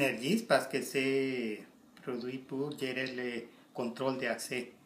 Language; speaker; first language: French; non-native, learner; Spanish